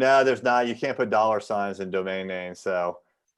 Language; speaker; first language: English; native; English